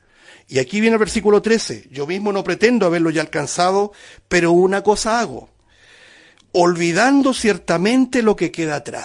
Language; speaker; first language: Spanish; native; Spanish